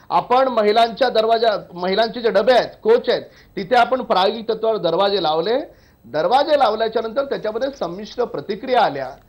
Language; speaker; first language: Marathi; native; Marathi